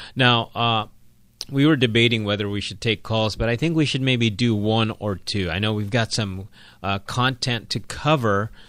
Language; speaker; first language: English; non-native, local second language; Filipino